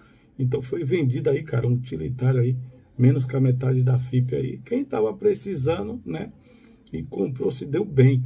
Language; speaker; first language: Portuguese; native; Portuguese